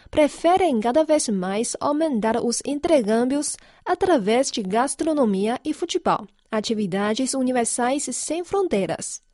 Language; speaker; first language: Portuguese; non-native, fluent; Chinese